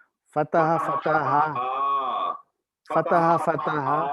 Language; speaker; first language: Arabic; non-native, learner; Urdu